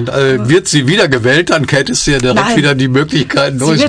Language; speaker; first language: German; native; German